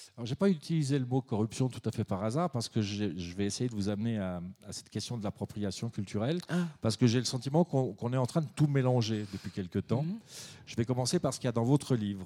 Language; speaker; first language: French; native; French